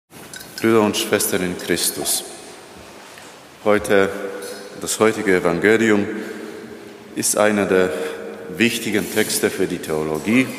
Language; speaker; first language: German; non-native, fluent; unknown